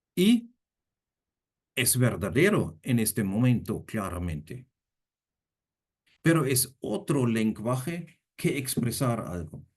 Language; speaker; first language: Spanish; non-native, fluent; German